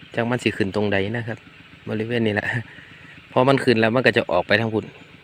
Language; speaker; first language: Thai; native; Thai